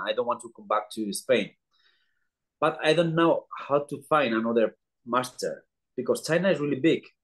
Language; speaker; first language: English; non-native, learner; Spanish